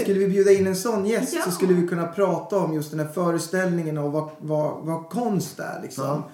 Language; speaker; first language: Swedish; native; Swedish